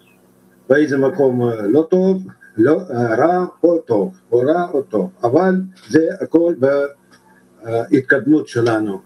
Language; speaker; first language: Hebrew; non-native, fluent; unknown